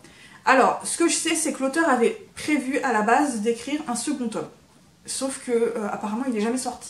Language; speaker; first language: French; native; French